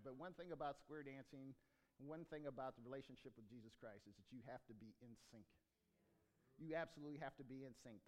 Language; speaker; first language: English; native; English